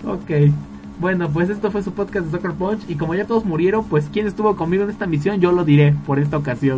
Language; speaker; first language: Spanish; native; Spanish